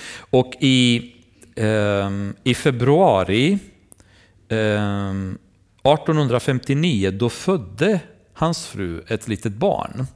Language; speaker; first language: Swedish; non-native, fluent; Romanian